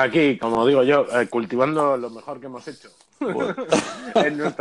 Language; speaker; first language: Spanish; native; Spanish